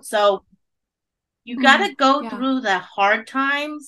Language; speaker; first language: English; early bilingual, other home language; Khmer